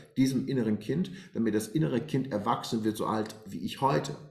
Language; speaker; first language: German; non-native, fluent; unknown